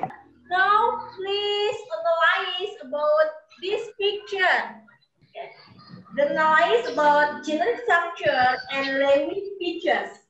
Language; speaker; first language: English; non-native, learner; Indonesian